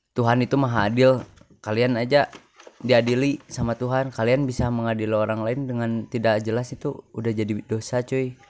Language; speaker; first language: Indonesian; non-native, local second language; Sundanese